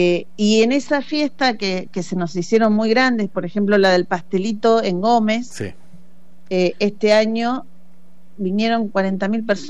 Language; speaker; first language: Spanish; native; Spanish